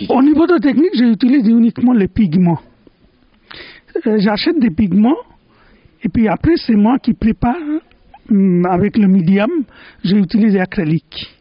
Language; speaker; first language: French; non-native, fluent; Bangla